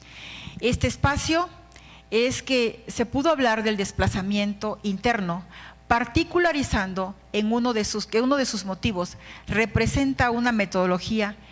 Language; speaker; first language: Spanish; native; Spanish